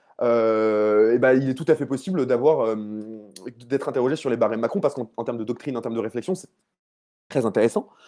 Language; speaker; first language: French; native; French